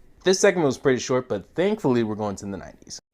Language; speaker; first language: English; native; English